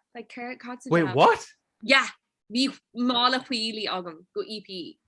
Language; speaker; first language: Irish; non-native, local second language; English